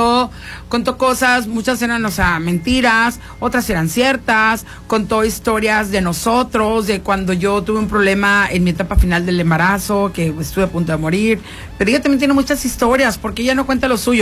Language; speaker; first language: Spanish; native; Spanish